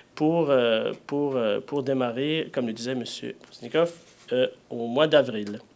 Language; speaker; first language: French; native; French